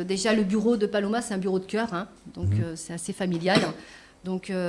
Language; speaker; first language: French; native; French